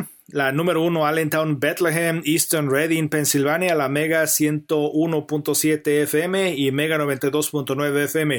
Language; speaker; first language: Spanish; native; Spanish